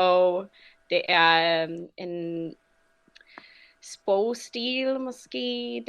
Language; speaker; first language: Danish; non-native, fluent; English